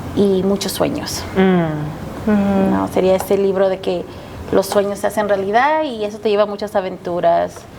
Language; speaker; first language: Spanish; early bilingual, heritage; Spanish